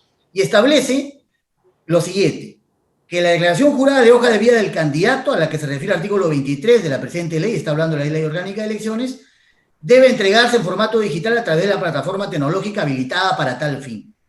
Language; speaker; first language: Spanish; native; Spanish